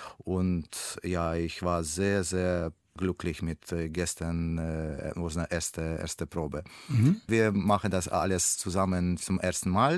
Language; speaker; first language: German; non-native, learner; Russian